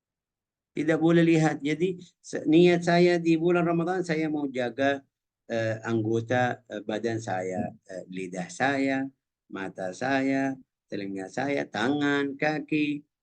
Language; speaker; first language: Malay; non-native, fluent; Arabic